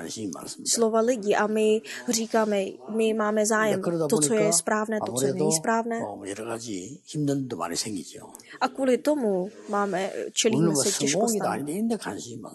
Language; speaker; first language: Czech; non-native, fluent; Korean